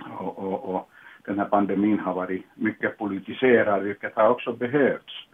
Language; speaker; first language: Swedish; non-native, local second language; Finnish